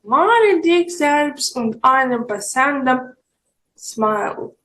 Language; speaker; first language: German; non-native, fluent; Ukrainian